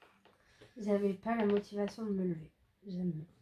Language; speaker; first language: French; native; French